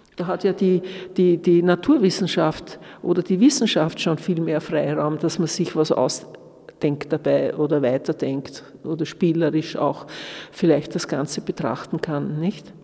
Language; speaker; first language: German; native; German